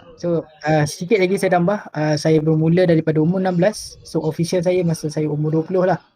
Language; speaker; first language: Malay; native; Malay